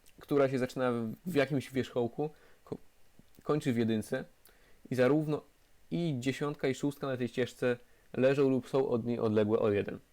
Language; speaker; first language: Polish; native; Polish